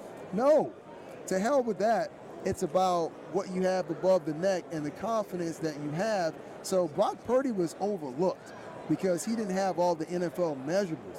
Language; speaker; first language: English; native; English